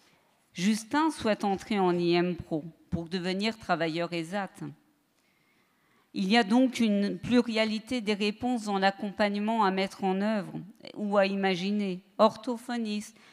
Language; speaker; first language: French; native; French